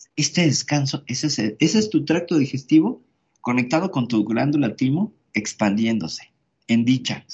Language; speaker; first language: Spanish; native; Spanish